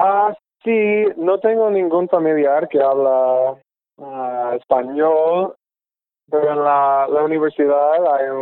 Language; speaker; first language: Spanish; non-native, fluent; English